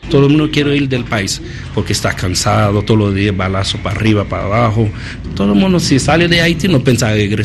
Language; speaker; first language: Spanish; non-native, learner; Haitian Creole